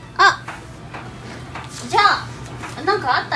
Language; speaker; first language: Japanese; non-native, fluent; Spanish